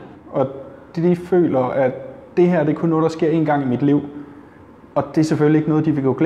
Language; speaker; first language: Danish; native; Danish